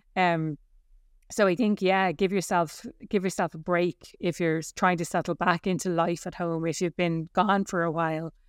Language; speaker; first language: English; native; English